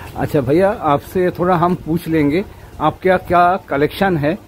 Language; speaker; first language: Hindi; non-native, local second language; Bangla